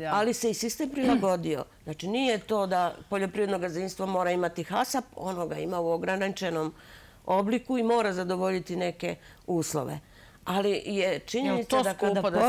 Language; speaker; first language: Serbian; native; Serbian